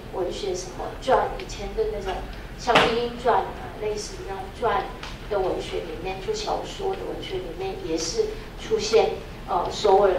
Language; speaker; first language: Chinese; non-native, fluent; Korean